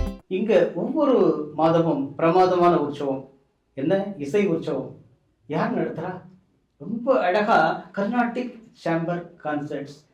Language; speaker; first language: Tamil; native; Tamil